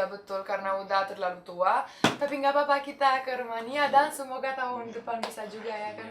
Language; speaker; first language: Indonesian; non-native, fluent; Romanian